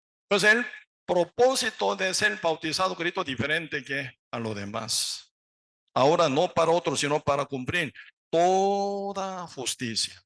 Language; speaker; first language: Spanish; non-native, learner; Korean